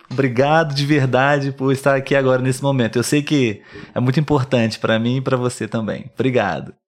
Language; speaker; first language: Portuguese; native; Portuguese